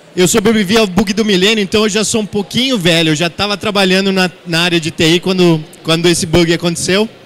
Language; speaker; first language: Portuguese; early bilingual, other home language; Spanish